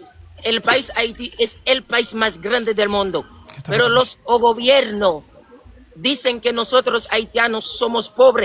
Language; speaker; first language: Spanish; non-native, local second language; Haitian Creole